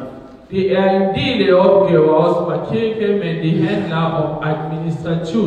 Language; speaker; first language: Danish; non-native, fluent; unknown